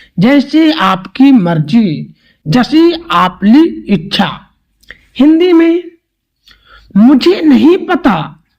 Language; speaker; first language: Hindi; native; Hindi